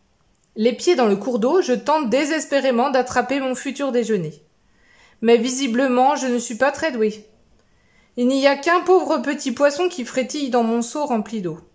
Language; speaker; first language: French; native; French